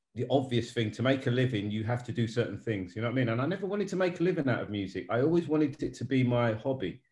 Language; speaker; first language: English; native; English